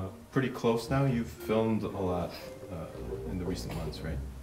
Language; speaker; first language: English; early bilingual, other home language; Korean